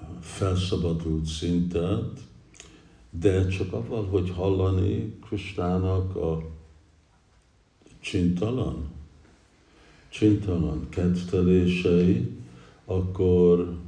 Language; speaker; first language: Hungarian; early bilingual, heritage; English